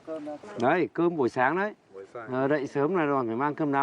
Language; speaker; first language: Vietnamese; native; Vietnamese